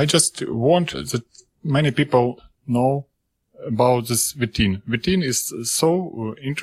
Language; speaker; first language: English; non-native, learner; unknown